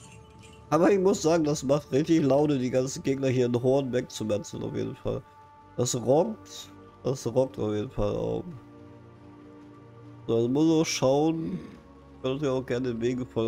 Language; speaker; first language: German; native; German